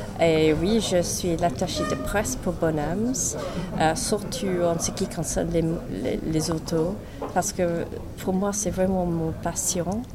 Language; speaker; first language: French; non-native, learner; English